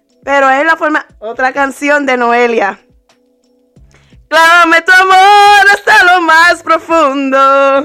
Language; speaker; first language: Spanish; early bilingual, heritage; Spanish